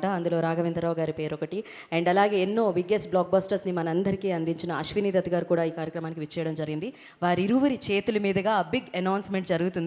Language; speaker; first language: Telugu; native; Telugu